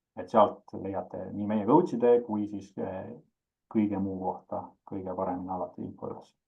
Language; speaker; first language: Estonian; native; Estonian